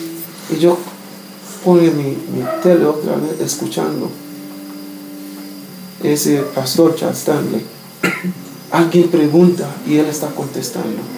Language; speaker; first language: Spanish; non-native, learner; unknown